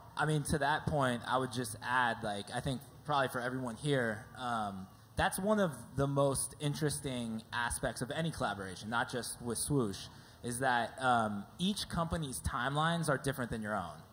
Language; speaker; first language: English; native; English